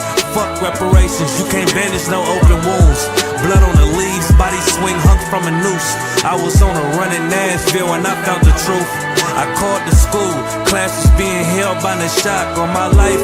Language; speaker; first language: English; native; English